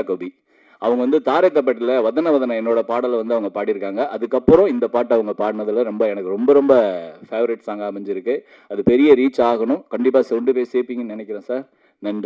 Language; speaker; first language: Tamil; native; Tamil